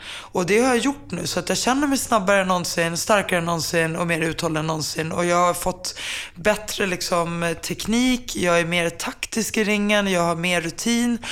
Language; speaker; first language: Swedish; early bilingual, other home language; Finnish